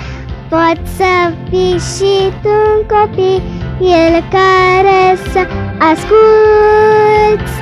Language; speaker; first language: Romanian; early bilingual, heritage; Romanian